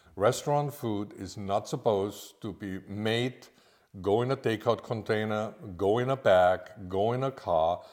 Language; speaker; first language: English; non-native, fluent; German